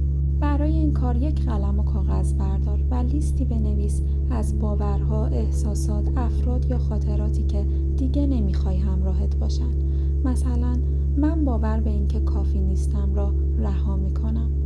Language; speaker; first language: Persian; native; Persian